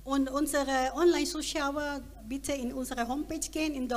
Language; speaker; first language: German; non-native, learner; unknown